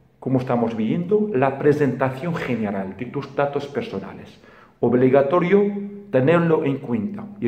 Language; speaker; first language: Spanish; non-native, fluent; Arabic